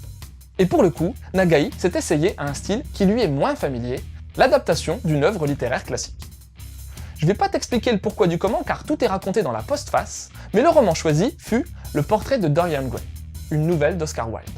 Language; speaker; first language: French; native; French